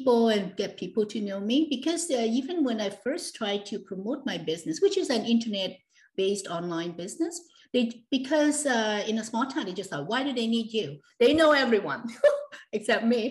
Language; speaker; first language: English; non-native, local second language; Cantonese